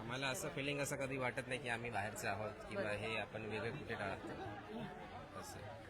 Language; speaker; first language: Marathi; non-native, local second language; Hindi